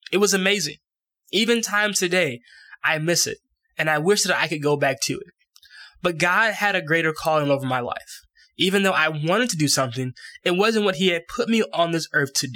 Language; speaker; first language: English; native; English